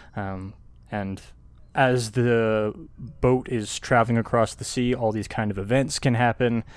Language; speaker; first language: English; native; English